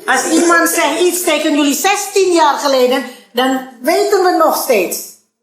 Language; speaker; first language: Dutch; non-native, learner; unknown